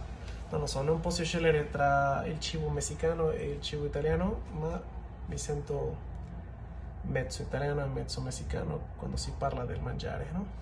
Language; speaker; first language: Italian; non-native, learner; Spanish